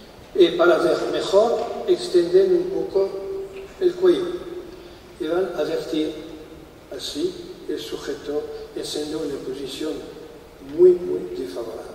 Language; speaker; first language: Spanish; non-native, fluent; French